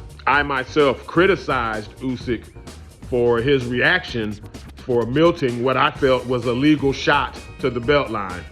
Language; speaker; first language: English; native; English